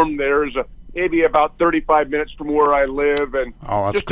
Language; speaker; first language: English; native; English